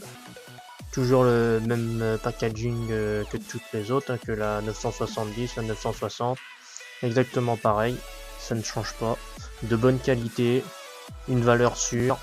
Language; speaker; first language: French; native; French